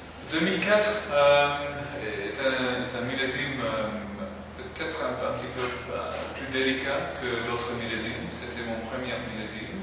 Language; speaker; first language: French; non-native, fluent; English